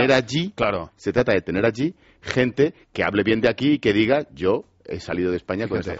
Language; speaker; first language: Spanish; native; Spanish